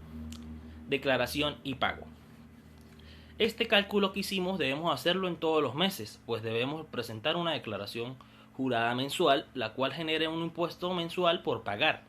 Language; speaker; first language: Spanish; native; Spanish